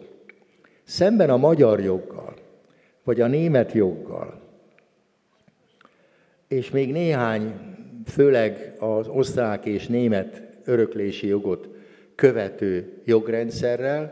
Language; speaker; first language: Hungarian; native; Hungarian